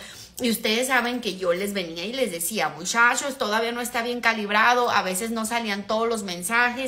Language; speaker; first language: Spanish; native; Spanish